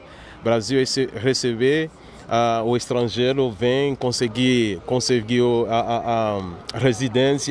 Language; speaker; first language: Portuguese; non-native, learner; Haitian Creole